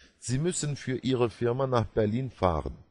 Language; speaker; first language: German; non-native, fluent; Turkish